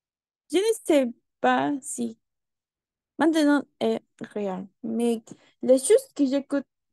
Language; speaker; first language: French; non-native, learner; Spanish